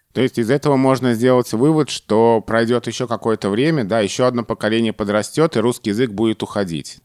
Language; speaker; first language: Russian; native; Russian